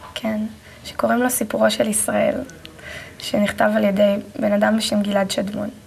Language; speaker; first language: Hebrew; native; Hebrew